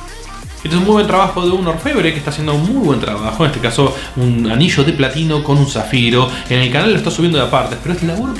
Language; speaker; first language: Spanish; native; Spanish